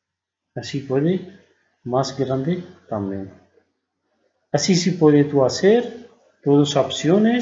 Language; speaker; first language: Spanish; non-native, learner; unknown